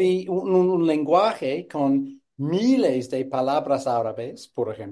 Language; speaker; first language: Spanish; non-native, fluent; English